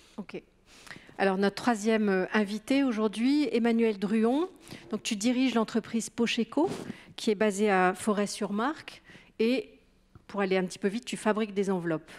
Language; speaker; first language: French; native; French